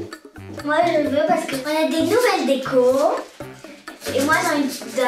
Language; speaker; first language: French; early bilingual, other home language; Russian